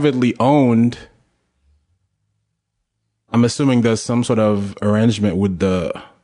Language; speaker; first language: English; non-native, fluent; Haitian Creole